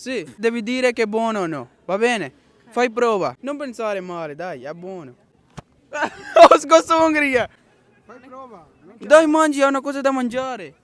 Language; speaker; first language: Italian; non-native, learner; Urdu